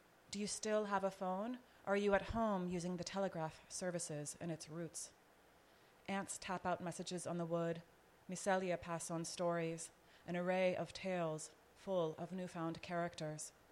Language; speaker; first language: English; native; English